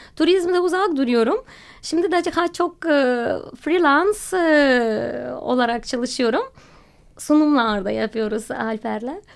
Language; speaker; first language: Turkish; non-native, fluent; Russian